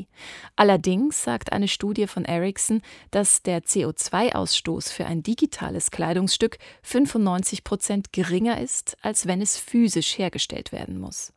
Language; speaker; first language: German; native; German